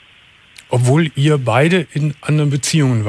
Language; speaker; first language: German; native; German